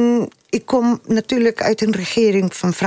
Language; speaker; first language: Dutch; non-native, fluent; Spanish